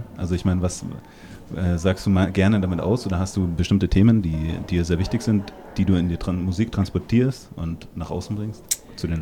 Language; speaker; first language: German; native; German